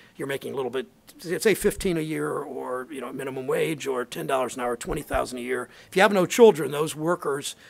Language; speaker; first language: English; native; English